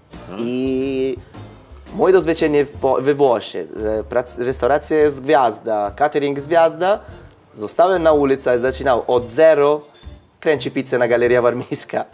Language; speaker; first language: Polish; non-native, learner; Italian